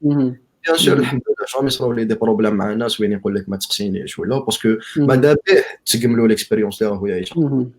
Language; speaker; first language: Arabic; native; Arabic